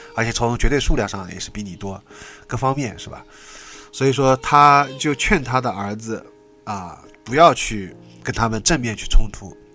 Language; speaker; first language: Chinese; native; Chinese